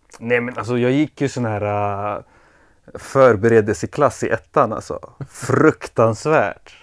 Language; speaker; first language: Swedish; early bilingual, other home language; Persian